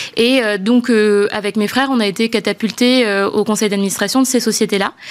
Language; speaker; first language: French; non-native, local second language; Malagasy